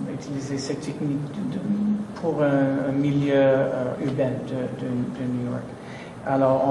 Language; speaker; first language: French; non-native, fluent; English